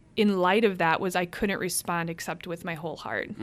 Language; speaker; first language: English; early bilingual, other home language; Hungarian